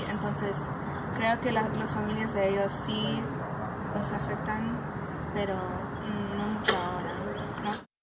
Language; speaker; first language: Spanish; early bilingual, other home language; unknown